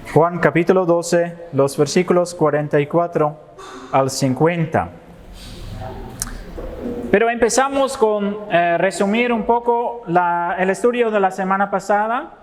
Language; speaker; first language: Spanish; non-native, fluent; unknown